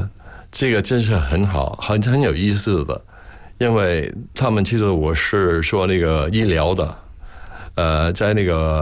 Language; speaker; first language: Chinese; non-native, local second language; Cantonese